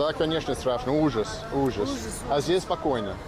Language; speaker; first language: Russian; non-native, learner; English